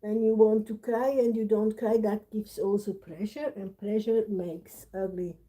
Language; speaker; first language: English; non-native, learner; German